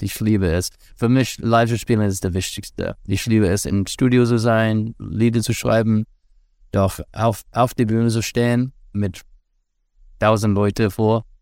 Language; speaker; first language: German; non-native, learner; English